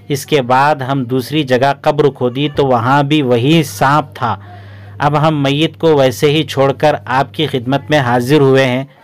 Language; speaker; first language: Urdu; native; Urdu